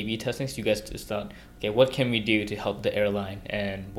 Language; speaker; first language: English; non-native, local second language; Korean